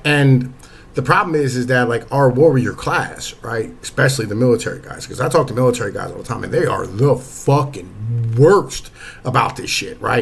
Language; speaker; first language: English; native; English